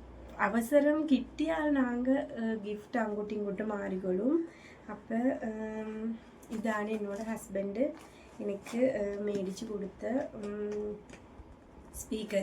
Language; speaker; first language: Malayalam; non-native, learner; Tamil